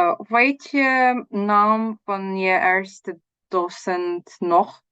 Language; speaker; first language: Dutch; non-native, learner; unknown